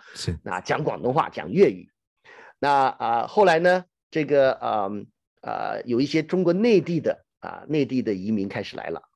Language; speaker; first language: Chinese; native; Chinese